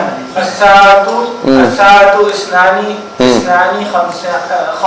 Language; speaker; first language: Arabic; non-native, learner; Urdu